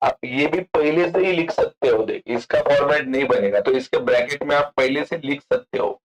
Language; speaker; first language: Hindi; non-native, local second language; Marathi